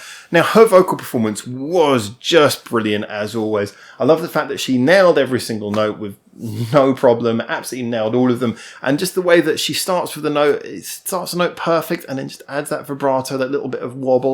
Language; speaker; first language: English; native; English